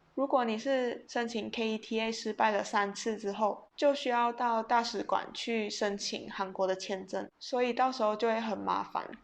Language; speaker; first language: Chinese; native; Chinese